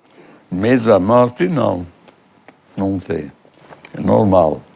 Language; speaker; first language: Portuguese; early bilingual, other home language; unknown